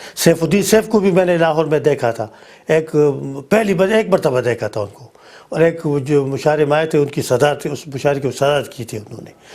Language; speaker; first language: Urdu; non-native, local second language; Pashto